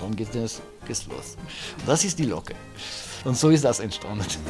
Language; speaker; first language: German; non-native, fluent; French